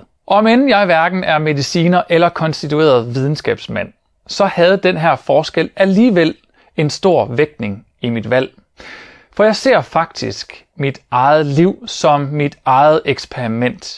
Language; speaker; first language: Danish; native; Danish